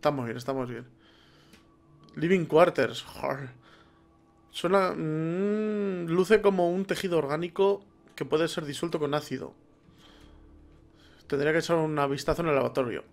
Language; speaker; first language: Spanish; native; Spanish